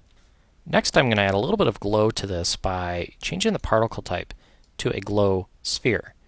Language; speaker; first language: English; native; English